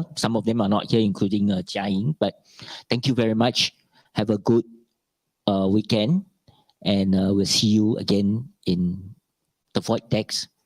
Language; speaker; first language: English; non-native, local second language; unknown